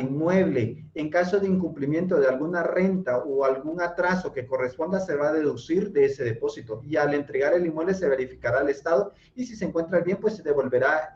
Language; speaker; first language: Spanish; native; Spanish